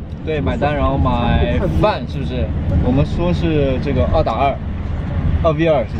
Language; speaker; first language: Chinese; native; Chinese